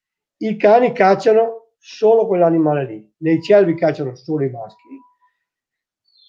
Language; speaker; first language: Italian; native; Italian